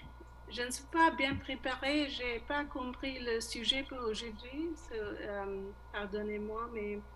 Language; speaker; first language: French; non-native, learner; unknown